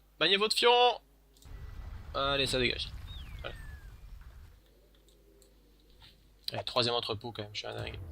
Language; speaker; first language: French; native; French